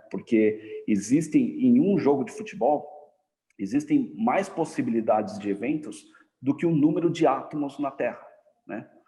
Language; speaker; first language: Portuguese; native; Portuguese